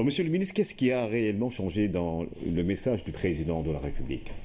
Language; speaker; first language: French; non-native, local second language; Wolof